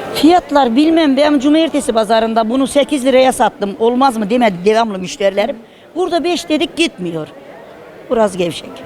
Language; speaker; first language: Turkish; native; Turkish